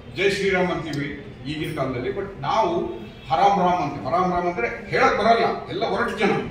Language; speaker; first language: Kannada; non-native, local second language; Lambadi